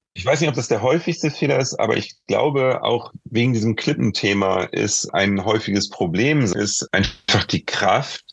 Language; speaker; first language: German; native; German